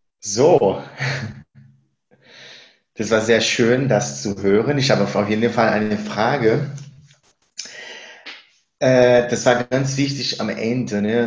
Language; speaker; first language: German; non-native, fluent; Spanish